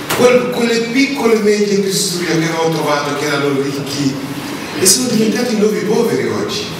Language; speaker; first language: Italian; non-native, fluent; Wolof